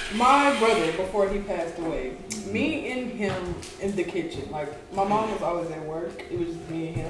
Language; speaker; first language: English; native; English